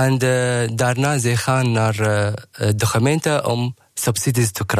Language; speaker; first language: Dutch; non-native, learner; Arabic